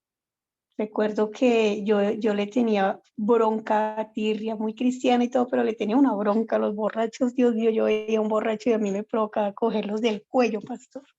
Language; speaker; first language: Spanish; native; Spanish